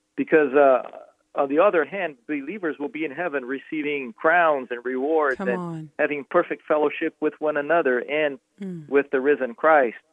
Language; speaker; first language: English; non-native, fluent; Portuguese